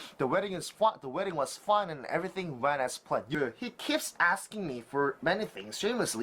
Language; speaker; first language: English; non-native, fluent; Korean